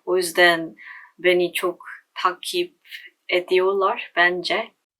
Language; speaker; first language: Turkish; non-native, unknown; Korean